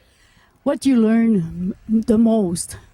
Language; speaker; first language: English; non-native, local second language; French